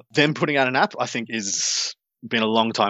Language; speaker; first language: English; native; English